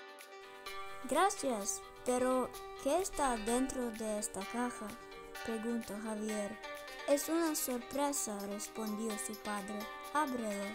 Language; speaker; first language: Spanish; non-native, learner; English